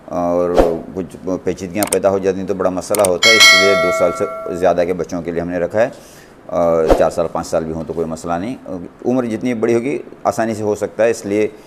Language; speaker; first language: Hindi; non-native, local second language; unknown